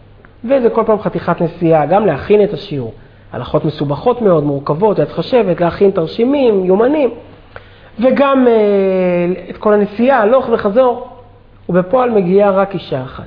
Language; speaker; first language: Hebrew; native; Hebrew